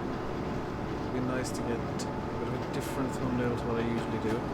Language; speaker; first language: English; native; English